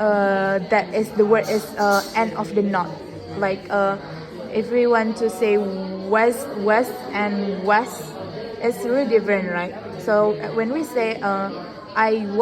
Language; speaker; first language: English; non-native, learner; Indonesian